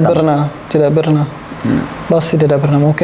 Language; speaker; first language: Indonesian; non-native, learner; Arabic